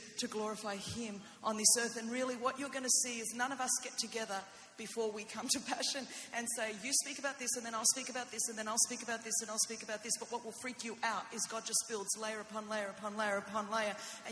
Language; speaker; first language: English; non-native, fluent; Greek